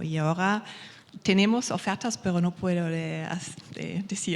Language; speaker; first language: Spanish; non-native, learner; German